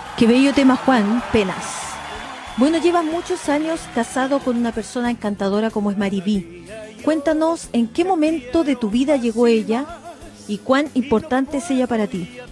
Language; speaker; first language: Spanish; native; Spanish